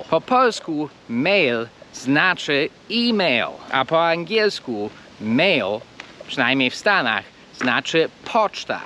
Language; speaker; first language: Polish; non-native, fluent; English